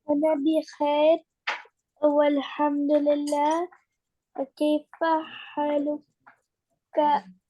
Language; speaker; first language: Arabic; non-native, learner; Urdu